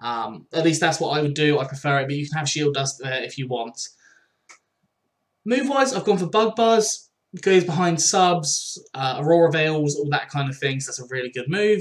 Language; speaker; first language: English; native; English